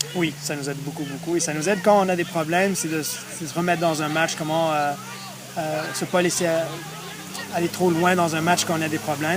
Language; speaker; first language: French; native; French